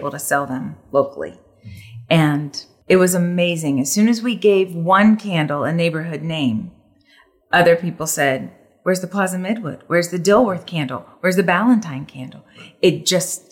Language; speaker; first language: English; native; English